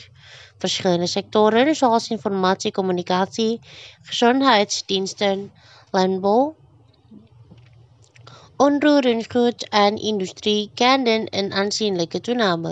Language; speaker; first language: Dutch; non-native, local second language; Indonesian